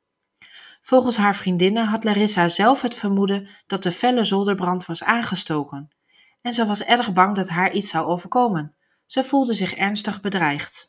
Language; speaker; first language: Dutch; native; Dutch